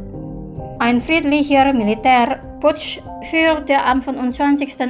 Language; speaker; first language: German; non-native, fluent; Indonesian